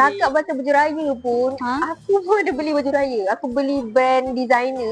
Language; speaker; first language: Malay; native; Malay